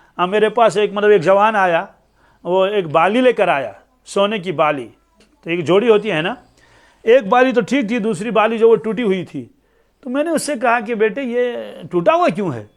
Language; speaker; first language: Urdu; non-native, local second language; Kashmiri